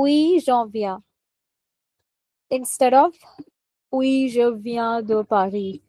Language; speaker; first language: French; non-native, fluent; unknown